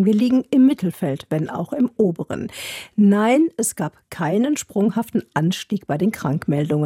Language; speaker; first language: German; native; German